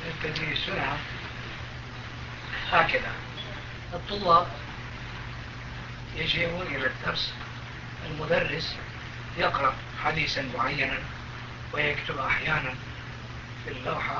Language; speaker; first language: Arabic; non-native, fluent; Turkish